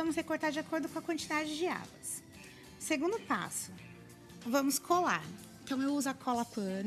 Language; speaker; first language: Portuguese; native; Portuguese